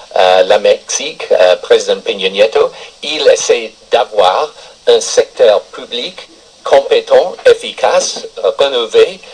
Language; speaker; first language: French; non-native, fluent; English